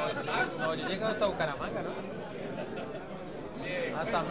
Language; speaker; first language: Spanish; native; Spanish